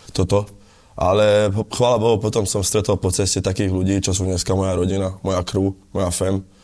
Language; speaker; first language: Slovak; early bilingual, other home language; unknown